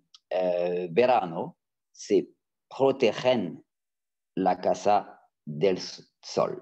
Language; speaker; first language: Spanish; non-native, fluent; French